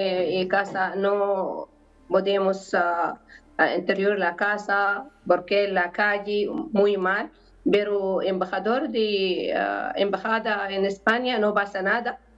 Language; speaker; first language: Spanish; non-native, learner; Arabic